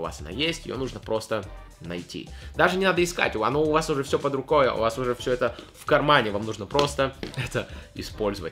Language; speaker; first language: Russian; early bilingual, heritage; Russian